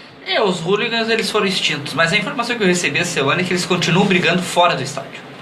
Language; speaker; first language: Portuguese; native; Portuguese